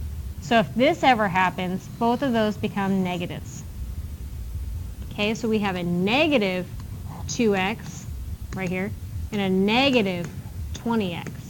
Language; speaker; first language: English; native; English